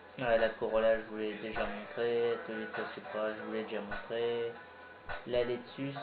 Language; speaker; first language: French; native; French